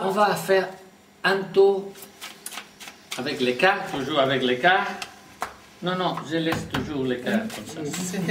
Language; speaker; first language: French; non-native, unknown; Spanish